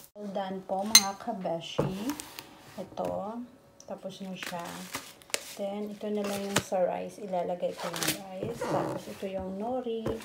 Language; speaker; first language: Filipino; native; Filipino